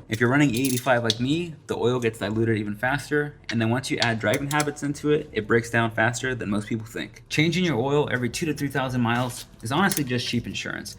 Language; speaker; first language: English; native; English